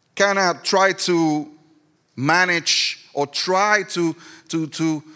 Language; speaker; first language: English; non-native, fluent; Spanish